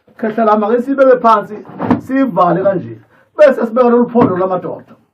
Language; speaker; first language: Zulu; native; Zulu